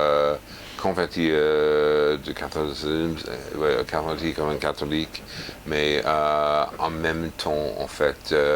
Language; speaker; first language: French; non-native, fluent; English